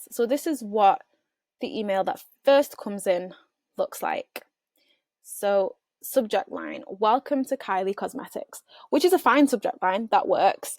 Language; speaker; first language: English; native; English